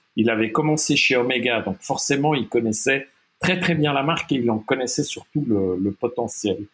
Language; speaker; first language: French; non-native, local second language; German